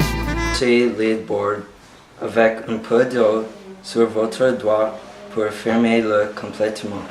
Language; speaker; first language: French; non-native, learner; English